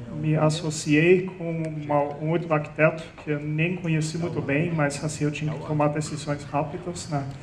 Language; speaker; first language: Portuguese; non-native, fluent; German